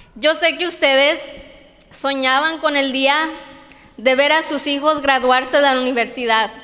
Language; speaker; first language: Spanish; early bilingual, heritage; Spanish